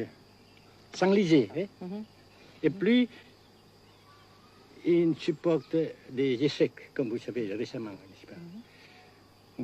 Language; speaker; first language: French; non-native, local second language; Vietnamese